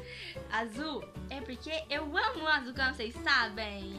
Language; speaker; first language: Portuguese; early bilingual, heritage; Portuguese